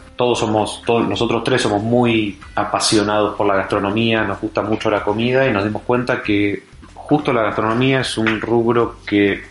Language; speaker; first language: Spanish; native; Spanish